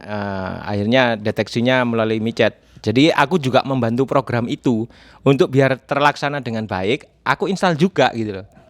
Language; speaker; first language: Indonesian; native; Indonesian